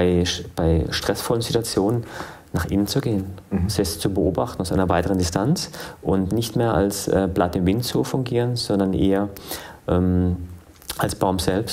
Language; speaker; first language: German; early bilingual, other home language; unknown